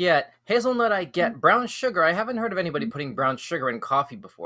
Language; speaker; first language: English; native; English